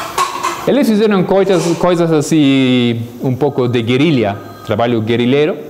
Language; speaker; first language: Portuguese; non-native, fluent; Spanish